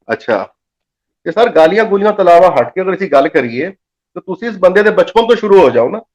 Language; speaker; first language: Urdu; non-native, local second language; Punjabi